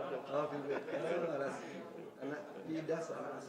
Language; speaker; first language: Arabic; non-native, learner; Indonesian